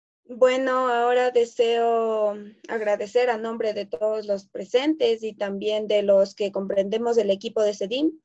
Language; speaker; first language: Spanish; native; Spanish